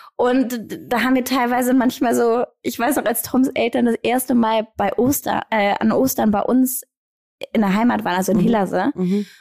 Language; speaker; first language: German; early bilingual, other home language; Greek